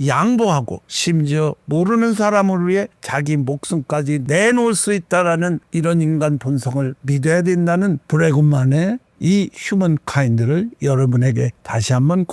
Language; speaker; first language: Korean; native; Korean